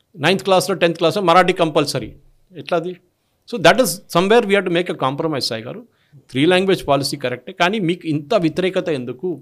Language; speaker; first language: Telugu; non-native, local second language; Malayalam